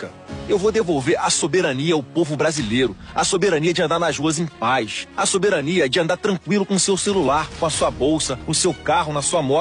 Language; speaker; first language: Portuguese; native; Portuguese